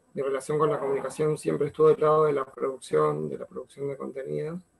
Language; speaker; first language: Spanish; native; Spanish